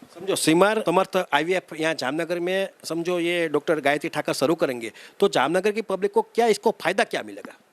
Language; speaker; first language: Hindi; non-native, local second language; Gujarati